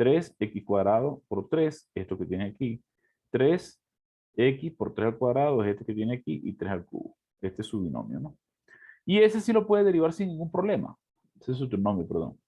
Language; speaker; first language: Spanish; native; Spanish